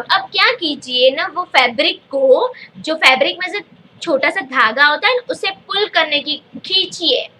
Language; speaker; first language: Hindi; native; Hindi